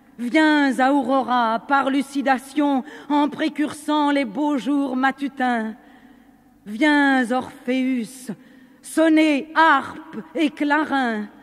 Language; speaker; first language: French; native; French